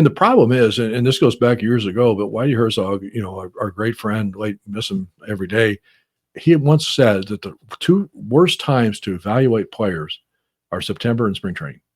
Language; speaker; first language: English; native; English